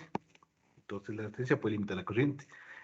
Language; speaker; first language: Spanish; native; Spanish